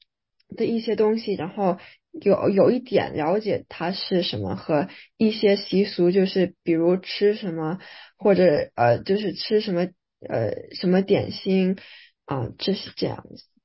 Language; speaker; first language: Chinese; early bilingual, other home language; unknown